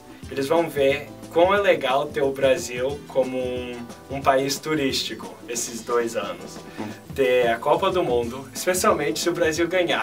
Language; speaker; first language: Portuguese; early bilingual, heritage; Portuguese